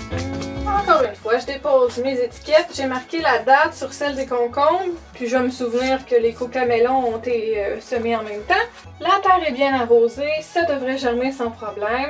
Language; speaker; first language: French; native; French